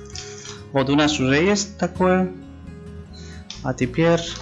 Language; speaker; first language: Russian; non-native, learner; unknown